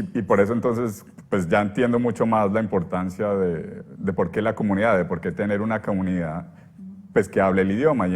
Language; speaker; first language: Spanish; native; Spanish